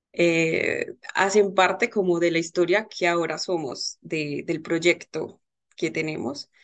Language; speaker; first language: Spanish; native; Spanish